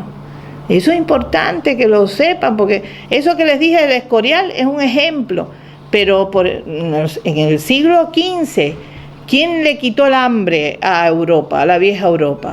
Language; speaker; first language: Spanish; native; Spanish